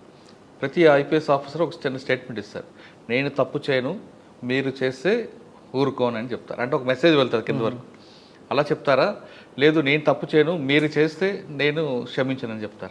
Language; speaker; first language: Telugu; native; Telugu